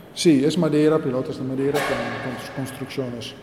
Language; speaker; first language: Spanish; non-native, learner; Dutch